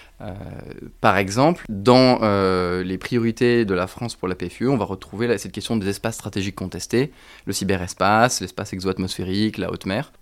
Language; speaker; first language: French; native; French